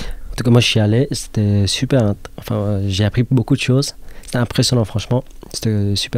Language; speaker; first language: French; non-native, fluent; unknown